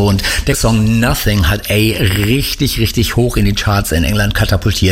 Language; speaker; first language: German; native; German